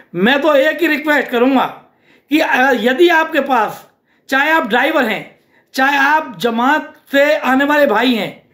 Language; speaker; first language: Hindi; native; Hindi